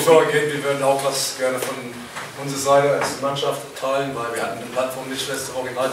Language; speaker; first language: German; non-native, fluent; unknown